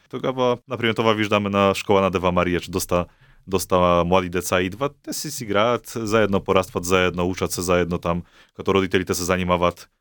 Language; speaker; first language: Bulgarian; non-native, fluent; Polish